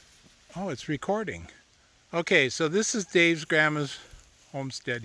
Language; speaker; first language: English; native; English